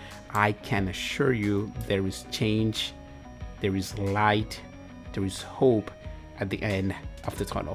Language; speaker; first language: English; non-native, fluent; Spanish